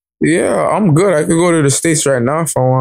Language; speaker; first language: English; native; English